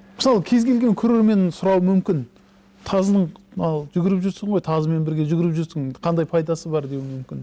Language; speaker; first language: Kazakh; early bilingual, heritage; Kazakh